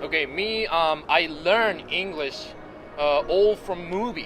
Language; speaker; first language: English; non-native, fluent; Japanese